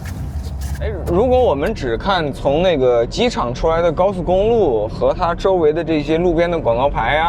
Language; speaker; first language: Chinese; native; Chinese